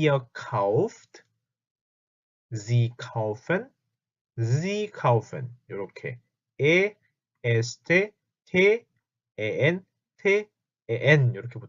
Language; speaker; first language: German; non-native, fluent; Korean